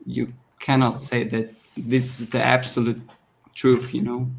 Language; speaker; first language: English; non-native, fluent; German